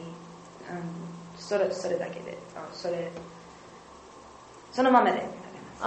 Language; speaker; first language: Japanese; non-native, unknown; English